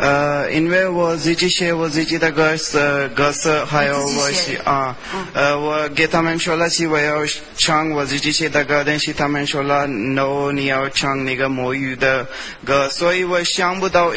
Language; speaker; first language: Chinese; non-native, learner; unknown